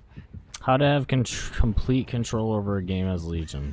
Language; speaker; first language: English; native; English